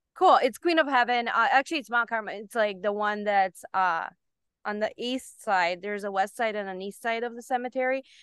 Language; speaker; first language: English; early bilingual, other home language; Bulgarian